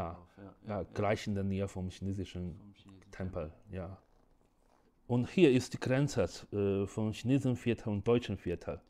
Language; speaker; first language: German; non-native, fluent; Chinese